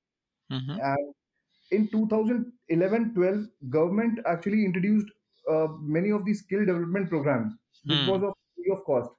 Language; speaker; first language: English; non-native, local second language; Hindi